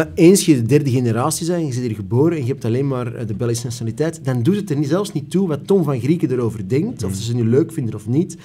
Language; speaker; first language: Dutch; native; Dutch